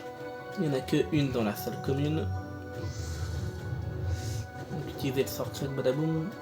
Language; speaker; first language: French; native; French